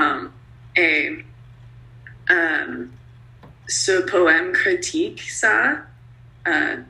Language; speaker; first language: French; non-native, learner; English